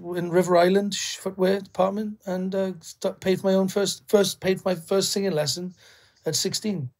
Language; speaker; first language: English; native; English